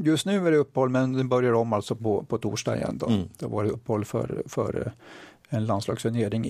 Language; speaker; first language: Swedish; native; Swedish